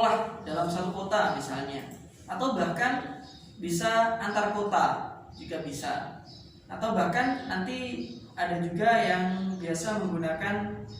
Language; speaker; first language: Indonesian; native; Indonesian